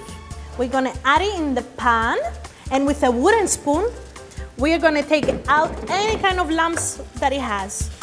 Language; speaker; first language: English; non-native, fluent; Greek